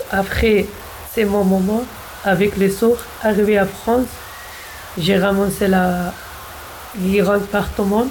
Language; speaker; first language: French; non-native, learner; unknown